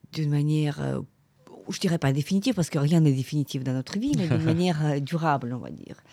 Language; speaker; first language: French; non-native, fluent; Ukrainian